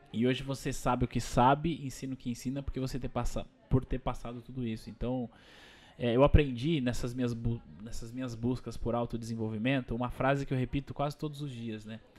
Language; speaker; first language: Portuguese; native; Portuguese